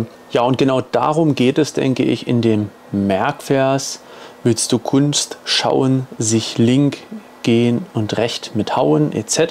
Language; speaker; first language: German; native; German